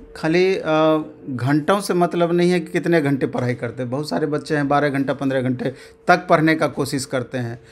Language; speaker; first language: Hindi; native; Hindi